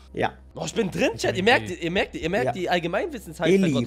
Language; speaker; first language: German; native; German